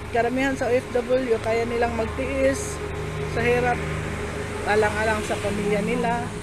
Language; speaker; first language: Filipino; non-native, local second language; Cebuano